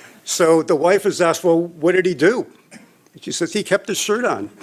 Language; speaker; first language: English; native; English